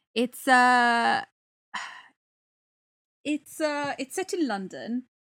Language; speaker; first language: English; non-native, fluent; Italian